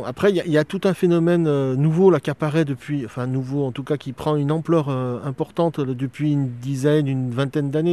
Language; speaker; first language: French; native; French